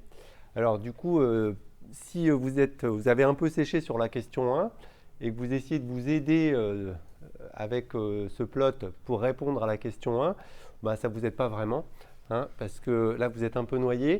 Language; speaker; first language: French; native; French